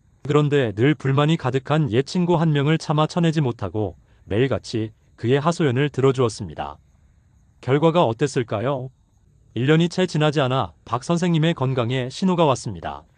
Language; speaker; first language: Korean; native; Korean